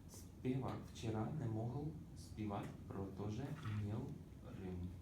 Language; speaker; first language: Czech; non-native, learner; Ukrainian